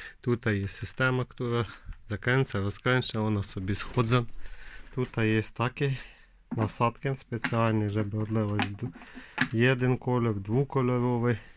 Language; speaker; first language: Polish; non-native, learner; Ukrainian